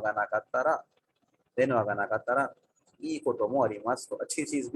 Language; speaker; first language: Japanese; non-native, fluent; Urdu